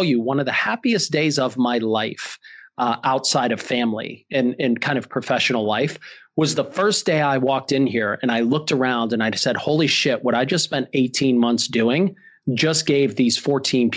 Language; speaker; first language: English; native; English